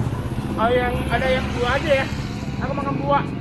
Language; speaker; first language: Indonesian; non-native, learner; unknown